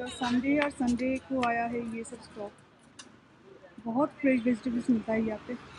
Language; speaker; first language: Hindi; non-native, local second language; Bangla